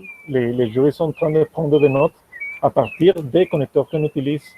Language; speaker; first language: French; non-native, fluent; Spanish